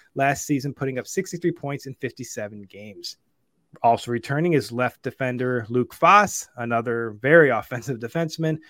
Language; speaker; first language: English; native; English